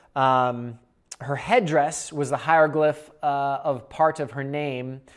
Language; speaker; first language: English; native; English